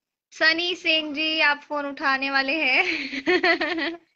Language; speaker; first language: Hindi; native; Hindi